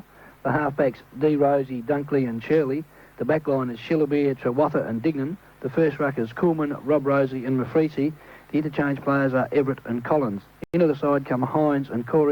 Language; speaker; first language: English; native; English